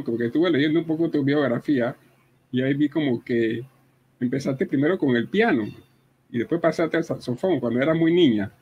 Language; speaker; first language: Spanish; native; Spanish